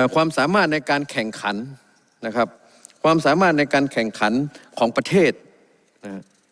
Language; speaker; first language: Thai; native; Thai